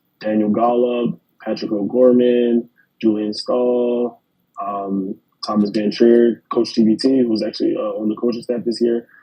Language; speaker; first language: English; native; English